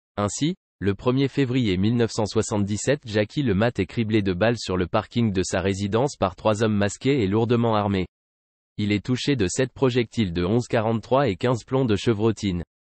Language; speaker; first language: French; native; French